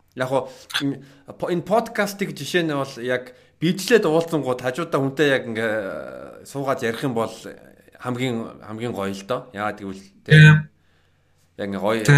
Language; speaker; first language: Mongolian; early bilingual, heritage; Mongolian